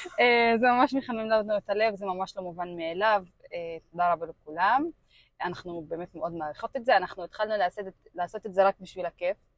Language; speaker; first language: Hebrew; non-native, local second language; Arabic